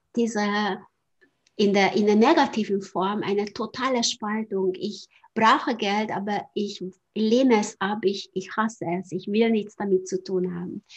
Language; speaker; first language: German; non-native, fluent; Hungarian